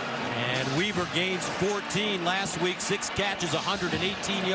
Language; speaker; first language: English; native; English